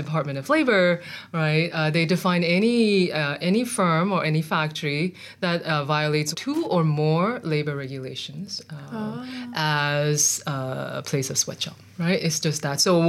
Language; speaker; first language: English; non-native, local second language; Cantonese